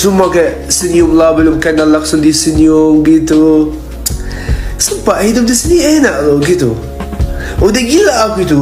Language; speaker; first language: Indonesian; non-native, fluent; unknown